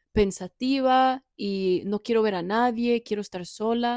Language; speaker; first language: Spanish; early bilingual, heritage; Spanish